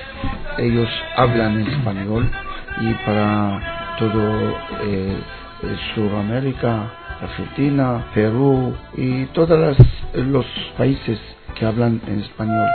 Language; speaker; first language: Spanish; non-native, learner; Hebrew